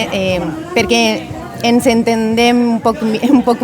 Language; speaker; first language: Catalan; non-native, fluent; Spanish